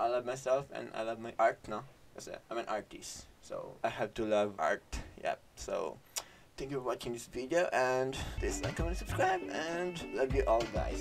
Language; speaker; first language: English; non-native, local second language; Filipino